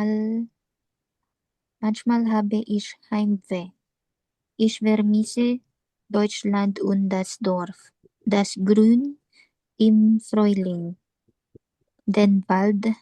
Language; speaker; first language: German; non-native, learner; Filipino